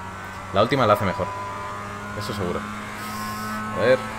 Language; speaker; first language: Spanish; native; Spanish